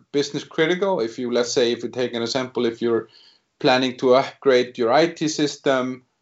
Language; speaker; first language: English; non-native, fluent; Icelandic